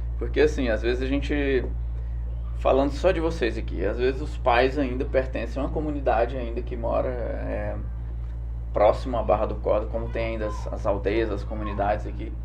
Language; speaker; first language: Portuguese; native; Portuguese